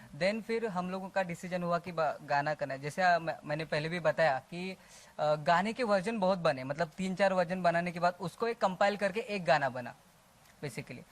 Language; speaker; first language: Hindi; non-native, local second language; Marathi